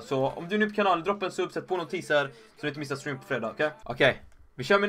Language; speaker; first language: Swedish; native; Swedish